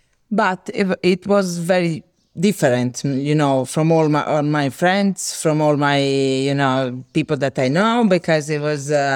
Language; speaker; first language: English; non-native, learner; Serbian